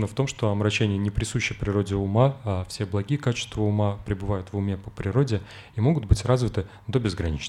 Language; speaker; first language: Russian; native; Russian